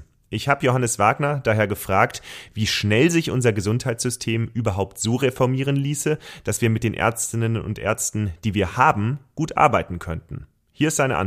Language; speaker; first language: German; native; German